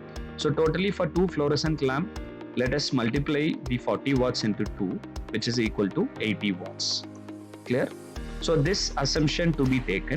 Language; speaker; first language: English; non-native, local second language; Tamil